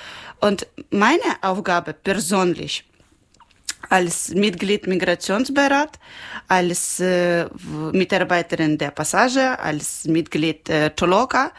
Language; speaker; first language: German; non-native, learner; Ukrainian